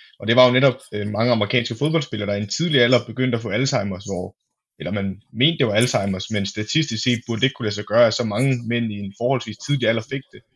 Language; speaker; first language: Danish; native; Danish